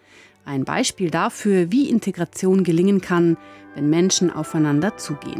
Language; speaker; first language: German; native; German